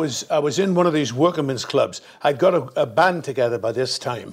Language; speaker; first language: English; native; English